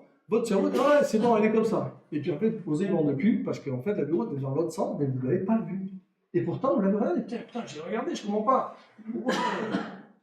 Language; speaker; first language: French; native; French